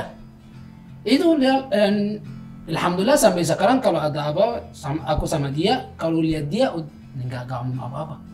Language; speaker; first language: Indonesian; non-native, learner; Arabic